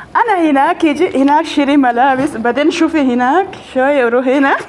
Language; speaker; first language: Arabic; non-native, learner; Amharic